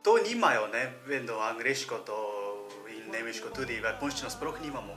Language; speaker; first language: Slovenian; non-native, learner; Japanese